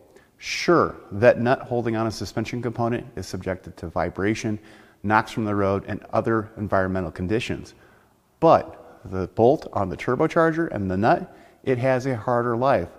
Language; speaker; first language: English; native; English